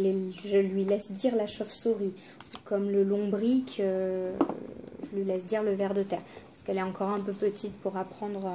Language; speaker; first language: French; native; French